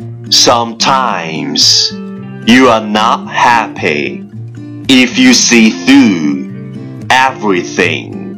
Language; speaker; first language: English; non-native, fluent; Chinese